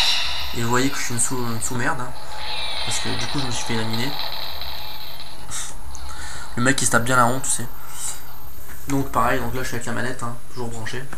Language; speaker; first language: French; native; French